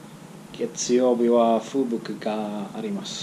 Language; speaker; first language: Japanese; non-native, learner; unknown